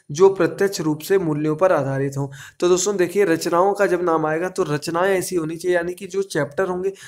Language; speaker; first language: Hindi; native; Hindi